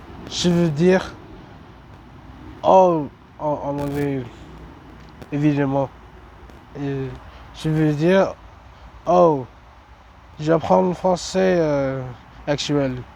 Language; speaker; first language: French; non-native, learner; English